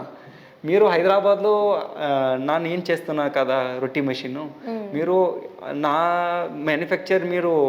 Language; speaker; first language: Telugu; non-native, local second language; Hindi